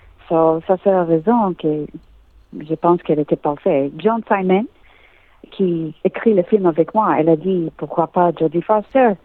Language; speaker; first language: French; non-native, learner; English